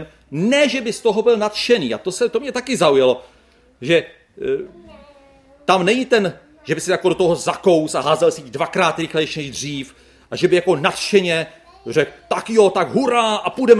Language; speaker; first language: Czech; native; Czech